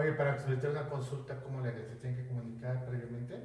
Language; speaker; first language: Spanish; native; Spanish